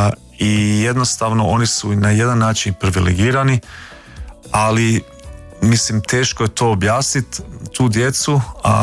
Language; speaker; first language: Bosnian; early bilingual, heritage; Croatian